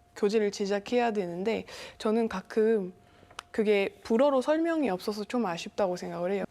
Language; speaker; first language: Korean; non-native, fluent; French